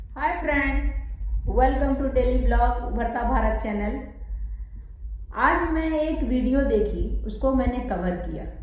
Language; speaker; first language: Hindi; native; Hindi